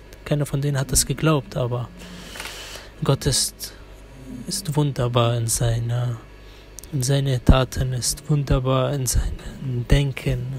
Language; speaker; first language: German; non-native, fluent; Arabic